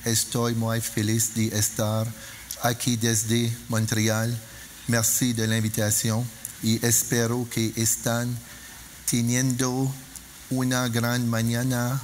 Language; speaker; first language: Spanish; non-native, learner; French